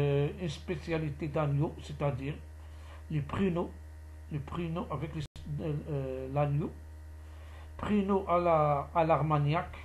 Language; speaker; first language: French; non-native, local second language; Arabic